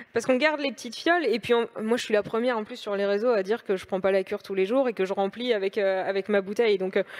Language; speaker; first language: French; native; French